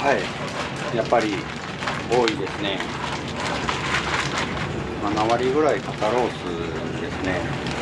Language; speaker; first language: Japanese; native; Japanese